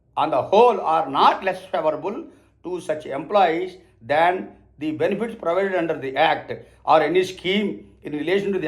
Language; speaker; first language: English; non-native, local second language; Telugu